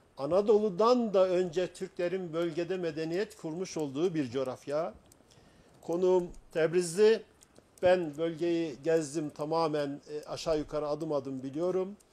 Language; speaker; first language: Turkish; native; Turkish